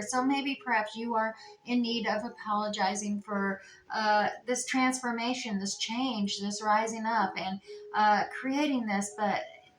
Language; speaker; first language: English; native; English